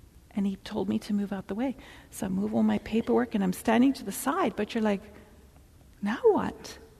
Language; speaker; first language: English; early bilingual, other home language; Dutch